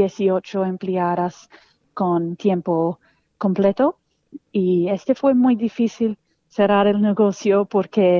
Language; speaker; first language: Spanish; non-native, fluent; English